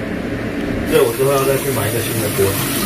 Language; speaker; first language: Chinese; native; Chinese